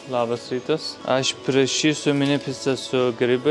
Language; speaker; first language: Lithuanian; non-native, learner; Turkish